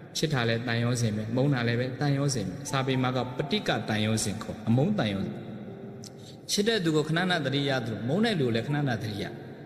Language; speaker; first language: Burmese; native; Burmese